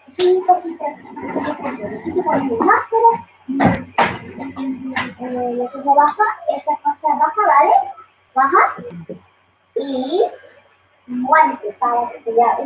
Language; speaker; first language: Spanish; early bilingual, other home language; Filipino